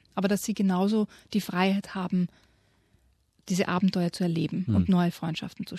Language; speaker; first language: German; native; German